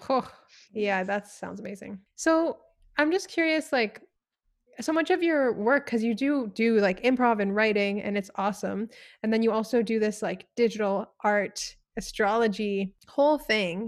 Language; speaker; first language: English; early bilingual, other home language; Spanish